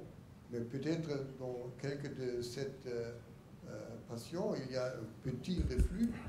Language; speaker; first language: French; non-native, learner; German